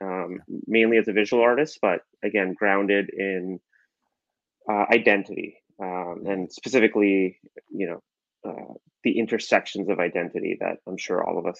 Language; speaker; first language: English; native; English